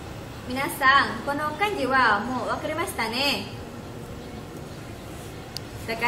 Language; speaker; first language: Japanese; non-native, learner; Indonesian